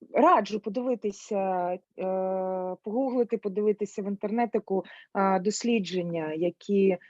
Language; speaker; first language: Ukrainian; non-native, local second language; Russian